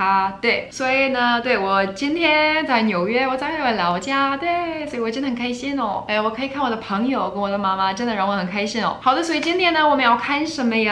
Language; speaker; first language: Chinese; non-native, fluent; English